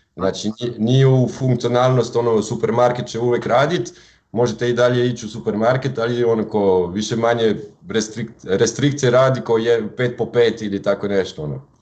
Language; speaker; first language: Croatian; non-native, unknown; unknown